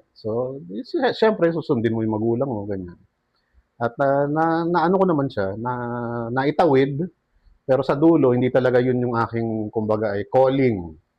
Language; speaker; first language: Filipino; non-native, local second language; Bikol